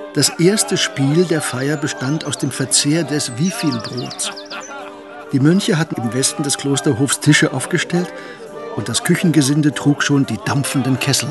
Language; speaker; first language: German; native; German